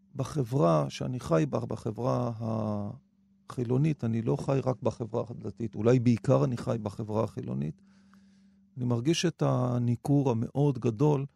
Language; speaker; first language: Hebrew; native; Hebrew